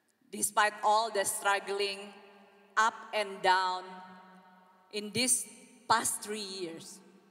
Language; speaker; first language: English; non-native, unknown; Indonesian